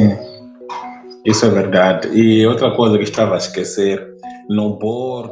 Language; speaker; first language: Portuguese; non-native, local second language; Tsonga